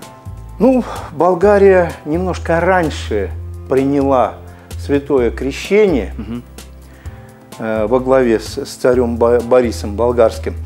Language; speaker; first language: Russian; native; Russian